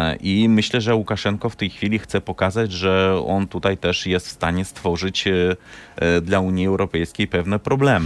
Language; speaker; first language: Polish; non-native, fluent; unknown